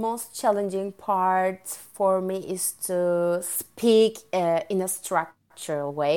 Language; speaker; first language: English; non-native, fluent; Turkish